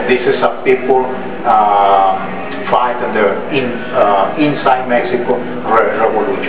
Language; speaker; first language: English; non-native, learner; Spanish